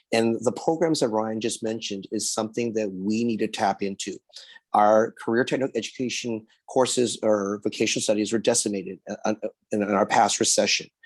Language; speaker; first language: English; early bilingual, other home language; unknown